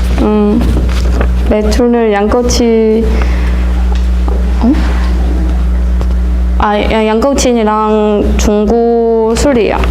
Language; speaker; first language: Korean; non-native, learner; Chinese